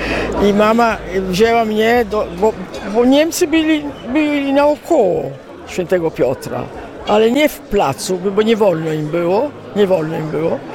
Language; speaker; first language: Polish; early bilingual, heritage; Italian